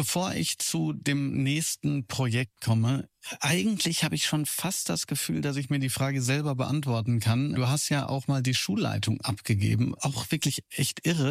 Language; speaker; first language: German; native; German